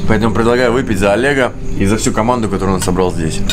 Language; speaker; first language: Russian; native; Russian